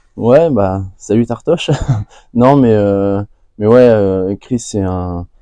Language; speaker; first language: French; native; French